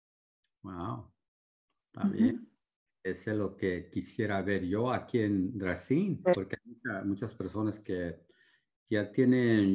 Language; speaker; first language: Spanish; early bilingual, heritage; Spanish